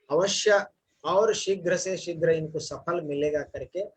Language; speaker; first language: Hindi; non-native, local second language; Kannada